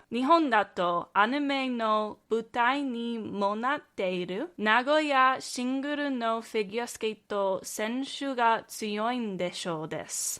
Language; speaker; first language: Japanese; non-native, learner; English